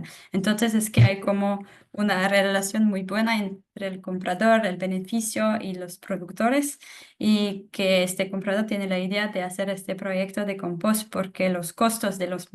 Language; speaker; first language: Spanish; non-native, fluent; French